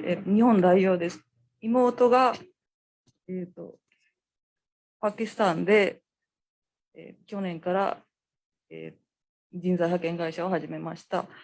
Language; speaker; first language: Japanese; non-native, fluent; Urdu